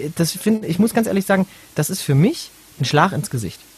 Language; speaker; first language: German; native; German